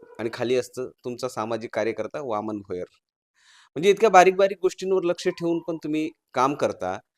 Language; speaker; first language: Marathi; native; Marathi